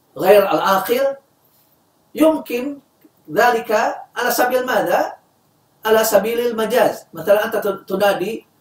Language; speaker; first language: Arabic; non-native, fluent; Indonesian